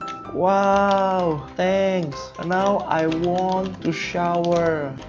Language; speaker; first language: English; non-native, learner; Indonesian